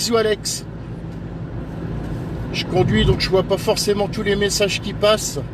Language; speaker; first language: French; native; French